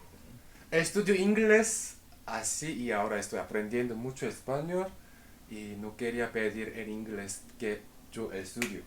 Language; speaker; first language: Spanish; non-native, fluent; Korean